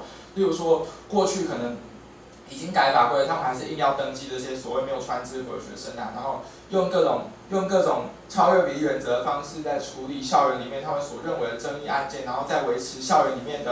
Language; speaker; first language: Chinese; native; Chinese